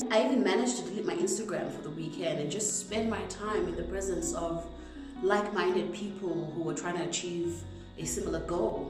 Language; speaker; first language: English; non-native, local second language; Zulu